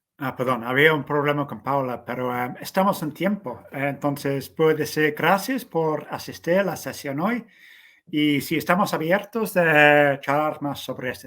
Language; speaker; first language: Spanish; non-native, fluent; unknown